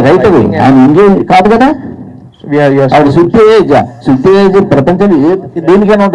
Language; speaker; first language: Telugu; native; Telugu